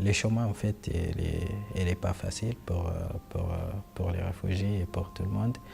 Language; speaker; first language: French; non-native, fluent; Arabic